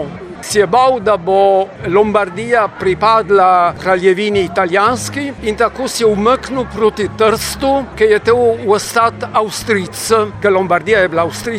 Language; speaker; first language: Slovenian; early bilingual, heritage; Slovenian